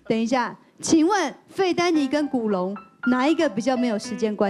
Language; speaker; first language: Chinese; native; Chinese